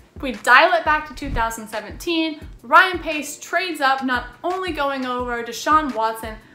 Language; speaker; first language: English; native; English